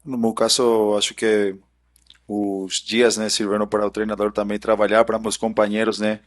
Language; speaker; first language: Portuguese; non-native, fluent; Spanish